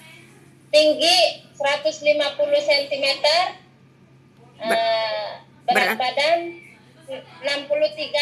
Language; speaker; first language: Indonesian; non-native, local second language; Javanese